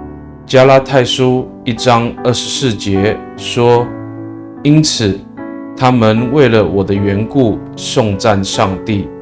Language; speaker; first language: Chinese; non-native, local second language; Amis